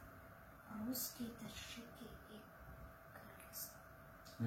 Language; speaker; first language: Russian; early bilingual, other home language; Kyrgyz